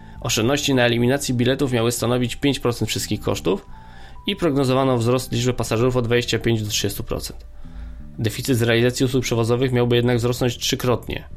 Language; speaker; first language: Polish; native; Polish